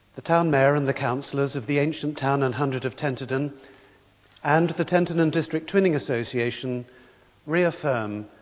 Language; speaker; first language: English; native; English